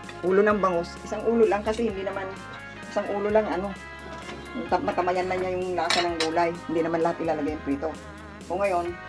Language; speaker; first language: Filipino; non-native, local second language; Iloko